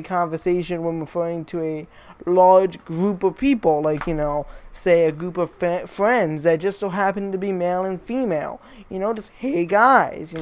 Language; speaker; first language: English; native; English